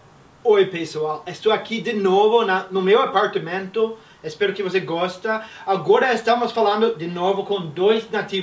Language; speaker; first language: Portuguese; non-native, fluent; English